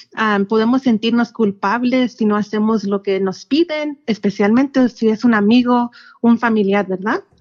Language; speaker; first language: Spanish; early bilingual, heritage; Spanish